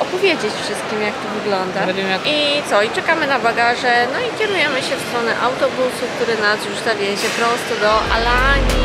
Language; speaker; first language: Polish; native; Polish